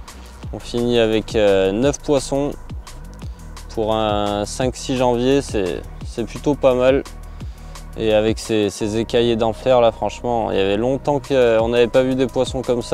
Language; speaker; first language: French; native; French